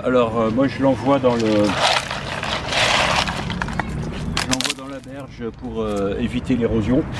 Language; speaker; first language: French; native; French